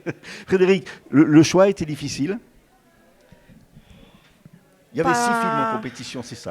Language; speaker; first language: French; native; French